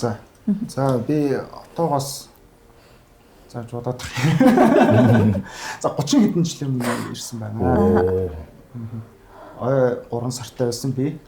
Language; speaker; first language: Mongolian; non-native, fluent; Japanese